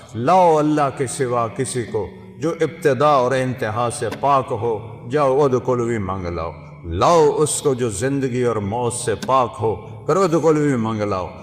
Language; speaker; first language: Urdu; non-native, local second language; Saraiki